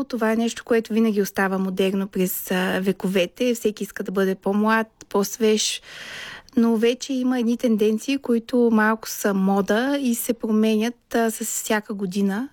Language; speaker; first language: Bulgarian; native; Bulgarian